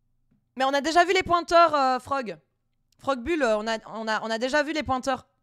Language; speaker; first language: French; native; French